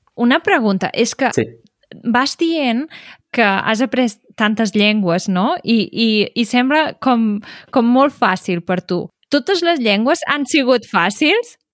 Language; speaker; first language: Catalan; native; Catalan